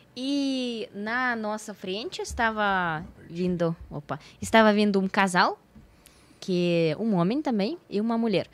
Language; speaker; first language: Portuguese; non-native, fluent; Russian